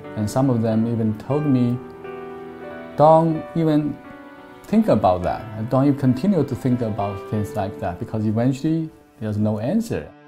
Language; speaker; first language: English; non-native, fluent; Chinese